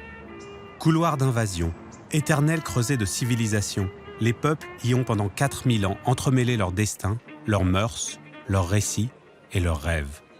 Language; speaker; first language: French; native; French